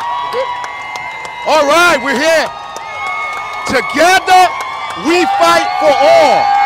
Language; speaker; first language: English; early bilingual, other home language; Spanish